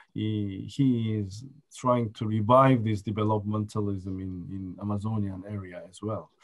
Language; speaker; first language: English; non-native, fluent; Korean